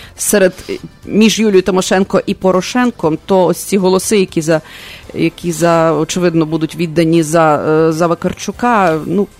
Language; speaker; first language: Ukrainian; native; Ukrainian